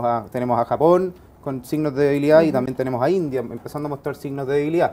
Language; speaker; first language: Spanish; native; Spanish